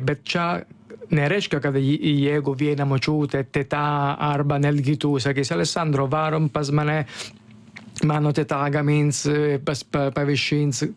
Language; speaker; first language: Lithuanian; non-native, fluent; Italian